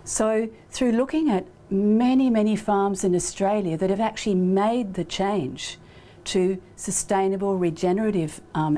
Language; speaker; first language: English; native; English